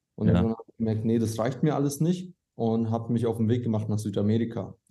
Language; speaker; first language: German; native; German